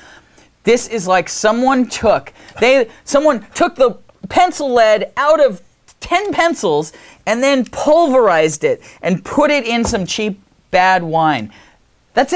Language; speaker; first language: English; native; English